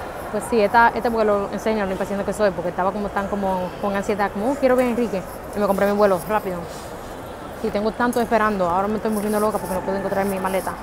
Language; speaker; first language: Spanish; early bilingual, heritage; Spanish